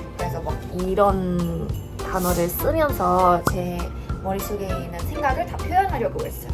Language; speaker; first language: Korean; non-native, fluent; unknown